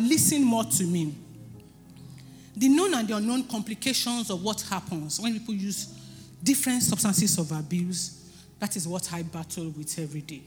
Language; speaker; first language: English; non-native, local second language; Yoruba